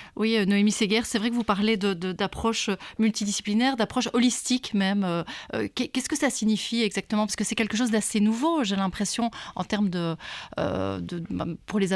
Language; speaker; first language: French; native; French